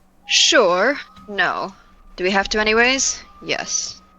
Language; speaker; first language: English; native; English